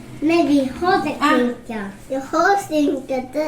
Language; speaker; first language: Swedish; early bilingual, other home language; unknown